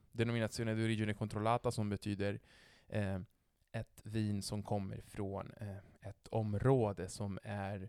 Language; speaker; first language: Swedish; non-native, fluent; Italian